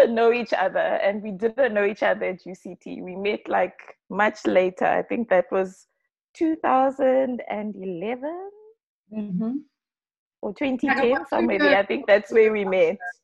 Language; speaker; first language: English; non-native, local second language; Shona